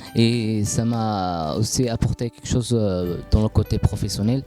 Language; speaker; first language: French; non-native, local second language; Arabic